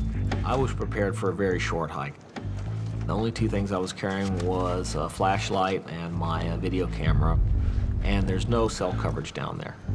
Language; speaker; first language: English; native; English